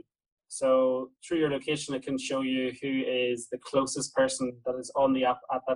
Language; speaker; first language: English; native; English